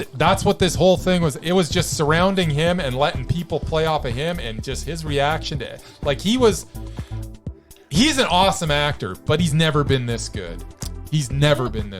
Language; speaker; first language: English; native; English